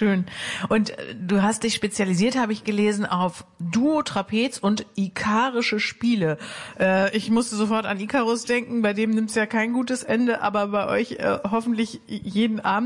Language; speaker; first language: German; native; German